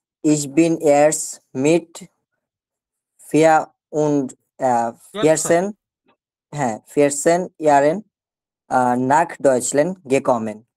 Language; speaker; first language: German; non-native, learner; Bangla